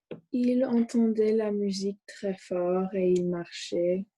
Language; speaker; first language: French; non-native, learner; English